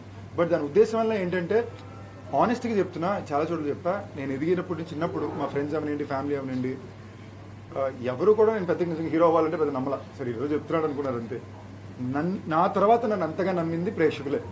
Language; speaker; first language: Telugu; native; Telugu